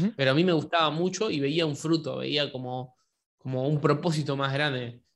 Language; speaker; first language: Spanish; native; Spanish